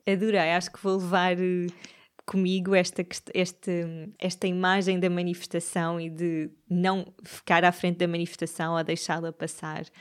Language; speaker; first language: Portuguese; native; Portuguese